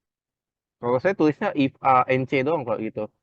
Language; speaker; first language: Indonesian; native; Indonesian